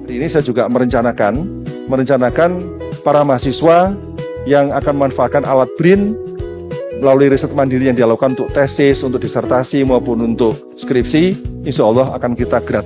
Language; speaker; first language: Indonesian; native; Indonesian